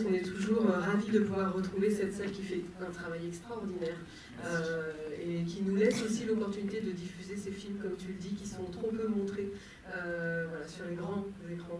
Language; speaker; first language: French; native; French